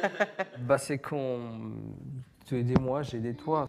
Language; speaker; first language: French; non-native, learner; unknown